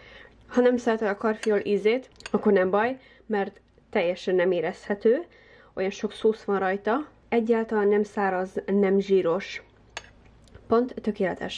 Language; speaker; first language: Hungarian; early bilingual, heritage; Hungarian